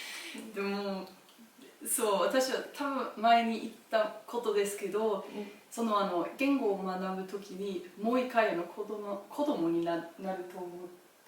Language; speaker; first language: Japanese; non-native, learner; German